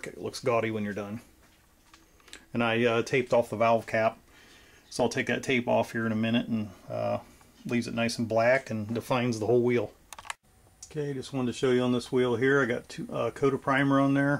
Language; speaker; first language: English; native; English